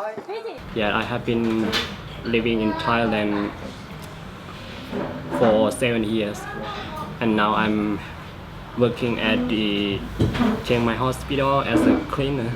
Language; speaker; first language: English; non-native, learner; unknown